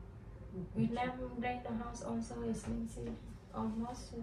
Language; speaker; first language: English; non-native, learner; Vietnamese